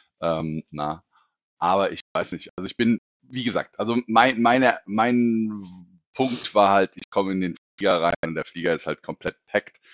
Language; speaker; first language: German; native; German